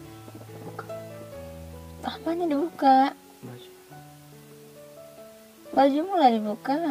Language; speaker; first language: Indonesian; native; Indonesian